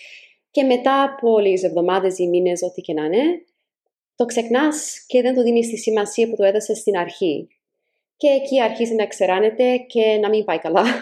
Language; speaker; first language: Greek; early bilingual, heritage; Greek